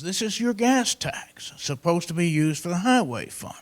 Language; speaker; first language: English; native; English